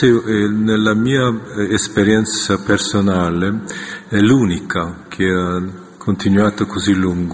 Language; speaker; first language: Italian; non-native, fluent; Korean